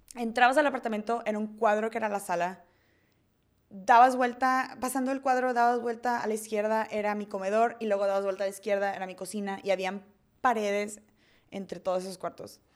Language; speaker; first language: Spanish; early bilingual, heritage; Spanish